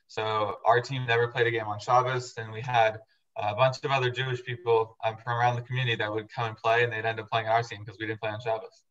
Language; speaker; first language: English; native; English